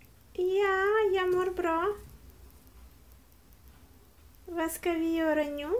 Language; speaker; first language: Swedish; non-native, learner; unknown